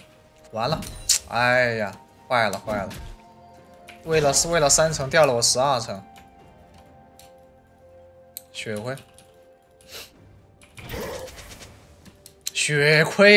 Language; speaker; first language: Chinese; native; Chinese